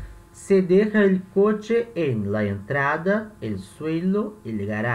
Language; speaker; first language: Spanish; non-native, fluent; Portuguese